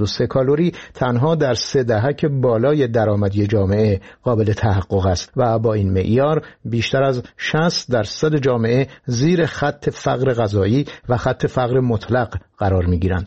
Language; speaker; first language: Persian; native; Persian